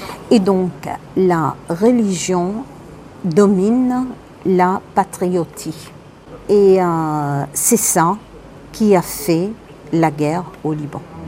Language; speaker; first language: French; non-native, local second language; Arabic